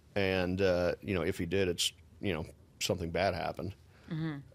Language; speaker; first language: English; native; English